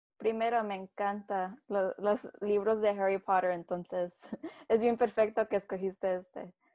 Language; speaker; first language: Spanish; early bilingual, heritage; Spanish